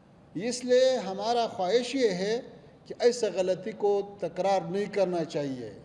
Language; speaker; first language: Hindi; non-native, fluent; Pashto